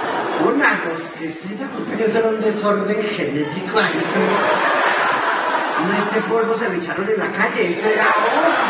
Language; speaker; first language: Spanish; native; Spanish